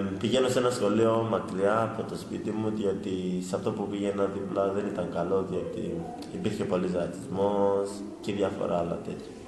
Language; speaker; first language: Greek; early bilingual, other home language; Swahili